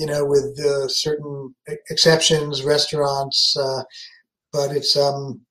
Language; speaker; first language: English; native; English